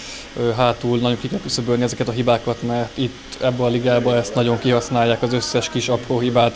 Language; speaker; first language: Hungarian; native; Hungarian